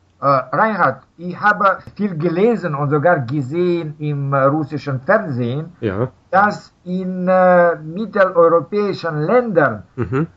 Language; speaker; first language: German; non-native, learner; Russian